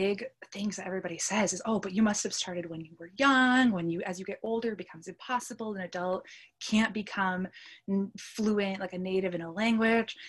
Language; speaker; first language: English; early bilingual, other home language; Polish